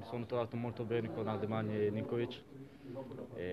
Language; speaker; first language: Italian; non-native, learner; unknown